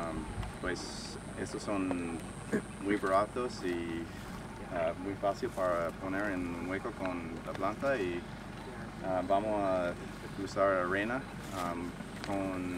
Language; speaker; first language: Spanish; non-native, fluent; English